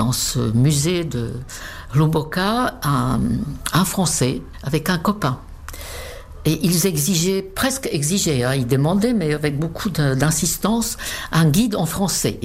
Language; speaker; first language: French; non-native, fluent; Czech